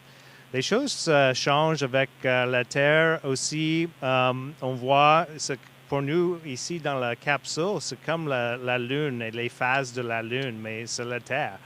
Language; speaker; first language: French; non-native, learner; English